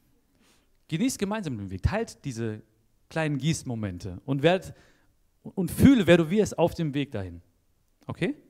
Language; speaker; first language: German; native; German